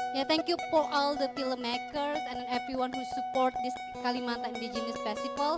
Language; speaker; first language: English; non-native, fluent; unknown